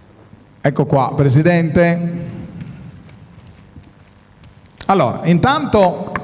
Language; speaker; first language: Italian; native; Italian